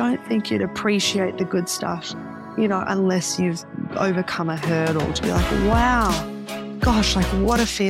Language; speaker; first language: English; native; English